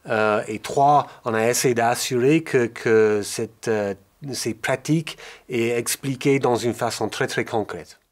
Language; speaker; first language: French; non-native, fluent; English